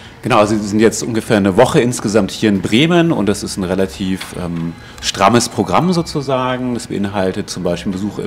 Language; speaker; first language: German; native; German